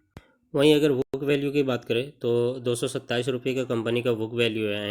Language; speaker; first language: Hindi; native; Hindi